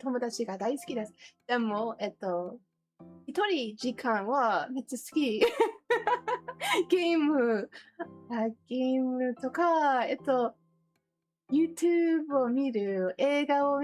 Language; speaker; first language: Japanese; non-native, learner; English